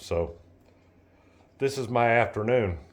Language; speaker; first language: English; native; English